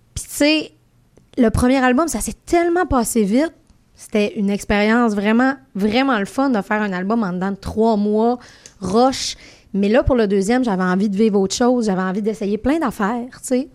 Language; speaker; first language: French; native; French